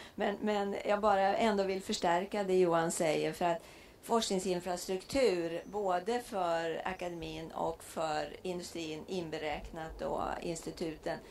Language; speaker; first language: Swedish; native; Swedish